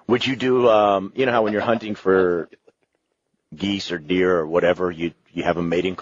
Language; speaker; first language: English; native; English